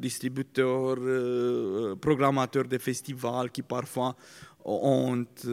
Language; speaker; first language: French; non-native, fluent; Romanian